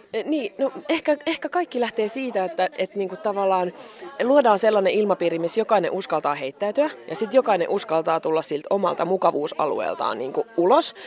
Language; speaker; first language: Finnish; native; Finnish